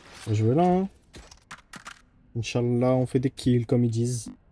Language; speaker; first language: French; native; French